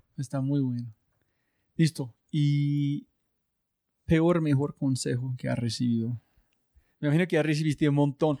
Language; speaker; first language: Spanish; non-native, learner; English